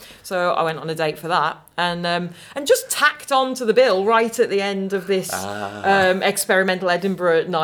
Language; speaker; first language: English; native; English